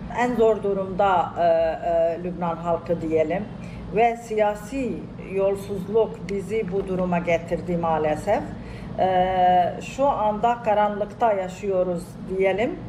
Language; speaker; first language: Turkish; non-native, fluent; Arabic